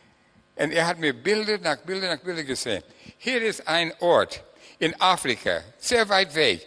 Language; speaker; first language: German; non-native, fluent; English